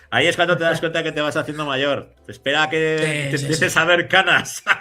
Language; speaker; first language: Spanish; native; Spanish